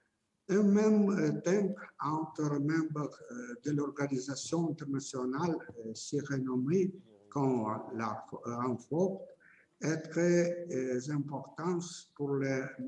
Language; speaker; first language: French; non-native, fluent; Ukrainian